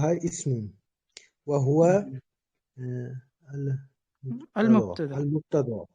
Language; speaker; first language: Arabic; non-native, learner; Uzbek